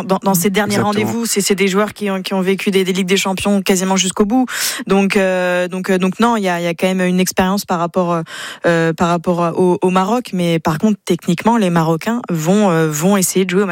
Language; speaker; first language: French; native; French